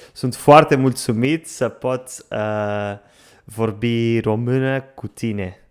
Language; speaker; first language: Romanian; non-native, learner; Portuguese